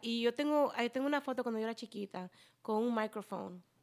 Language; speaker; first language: Spanish; early bilingual, heritage; Spanish